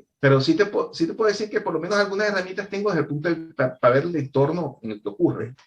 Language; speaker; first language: Spanish; native; Spanish